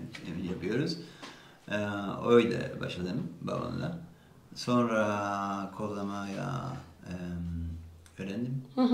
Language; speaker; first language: Turkish; non-native, learner; Spanish